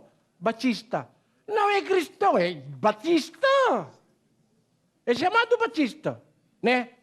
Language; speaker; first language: Portuguese; non-native, learner; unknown